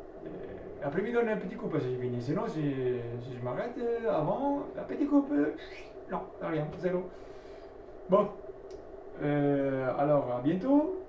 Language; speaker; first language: French; non-native, learner; Italian